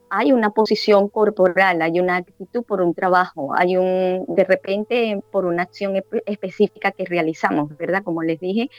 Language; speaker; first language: Spanish; native; Spanish